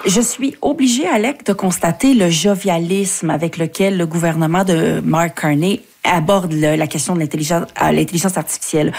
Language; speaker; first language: French; native; French